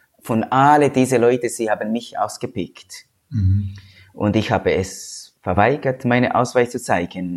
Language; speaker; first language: German; non-native, learner; Swahili